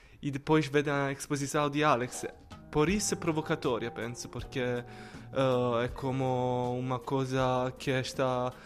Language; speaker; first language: Portuguese; non-native, learner; Italian